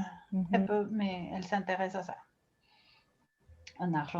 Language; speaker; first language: French; non-native, fluent; Spanish